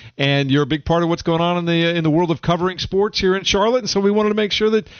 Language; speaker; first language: English; native; English